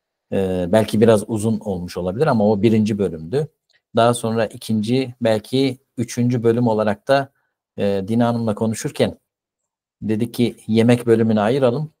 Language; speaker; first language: Turkish; native; Turkish